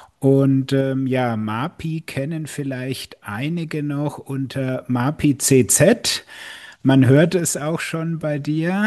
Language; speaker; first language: German; native; German